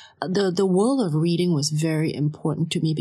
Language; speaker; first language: English; non-native, local second language; Cantonese